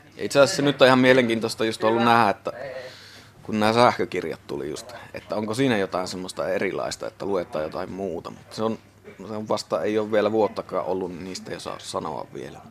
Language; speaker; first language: Finnish; native; Finnish